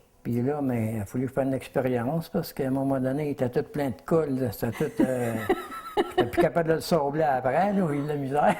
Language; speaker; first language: French; native; French